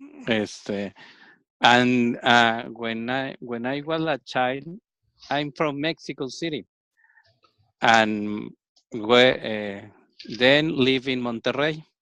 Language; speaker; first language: English; non-native, learner; Spanish